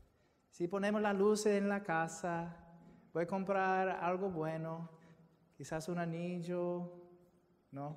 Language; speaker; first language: Spanish; non-native, fluent; English